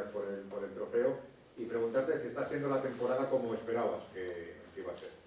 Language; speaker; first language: Spanish; native; Spanish